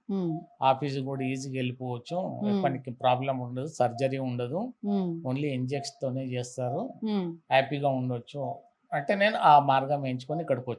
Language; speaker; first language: Telugu; native; Telugu